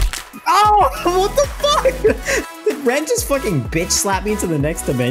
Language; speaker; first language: English; native; English